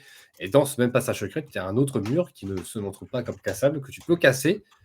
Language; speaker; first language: French; native; French